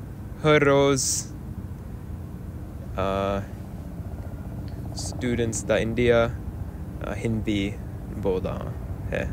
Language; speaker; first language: Punjabi; non-native, learner; English